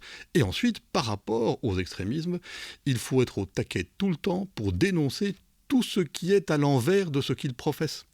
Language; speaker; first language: French; native; French